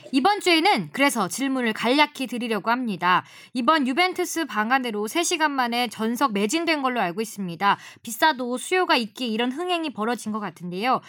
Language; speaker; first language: Korean; native; Korean